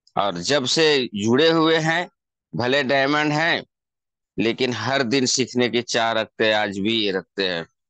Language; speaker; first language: Hindi; native; Hindi